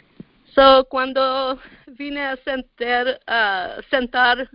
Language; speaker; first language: Spanish; early bilingual, heritage; Spanish